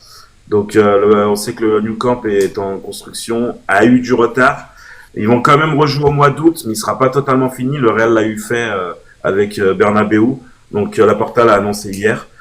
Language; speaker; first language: French; native; French